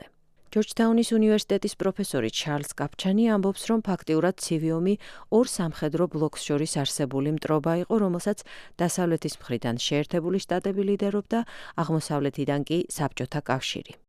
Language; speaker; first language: Georgian; native; Georgian